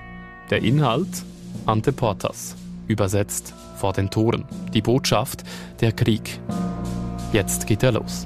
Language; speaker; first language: German; native; German